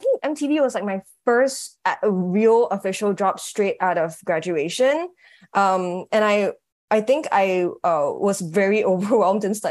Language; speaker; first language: English; native; English